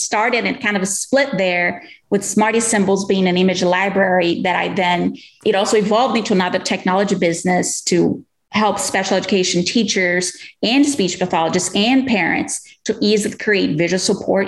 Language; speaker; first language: English; non-native, fluent; Portuguese